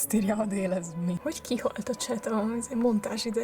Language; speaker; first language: Hungarian; native; Hungarian